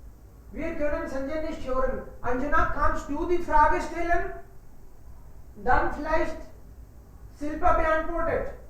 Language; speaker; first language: German; non-native, fluent; Hindi